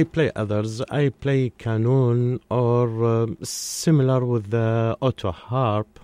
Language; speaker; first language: English; non-native, learner; Arabic